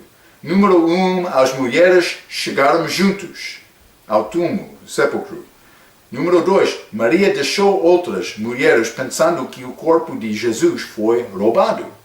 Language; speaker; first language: Portuguese; non-native, fluent; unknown